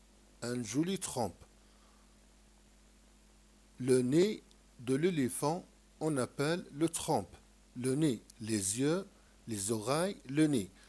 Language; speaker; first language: French; non-native, local second language; Arabic